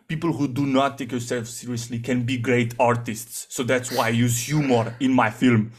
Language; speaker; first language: English; non-native, fluent; Portuguese